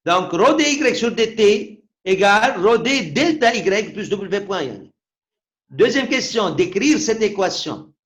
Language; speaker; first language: French; non-native, local second language; Arabic